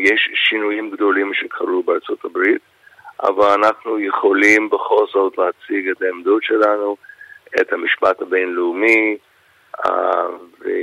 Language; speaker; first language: Hebrew; non-native, fluent; English